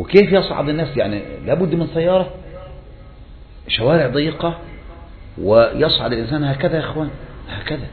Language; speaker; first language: Arabic; native; Arabic